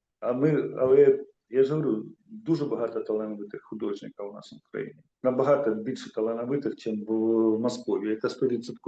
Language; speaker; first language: Ukrainian; non-native, local second language; Russian